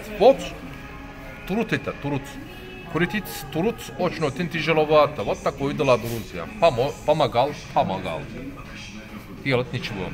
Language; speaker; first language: Russian; non-native, learner; Turkish